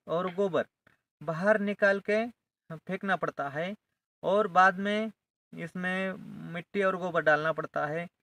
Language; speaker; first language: Hindi; non-native, local second language; Marathi